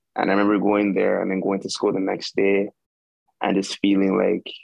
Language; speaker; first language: English; early bilingual, other home language; Yoruba